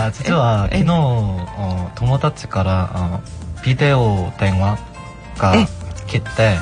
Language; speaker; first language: Japanese; non-native, learner; Korean